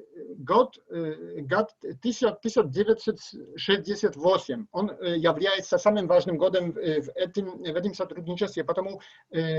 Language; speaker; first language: Russian; non-native, learner; Polish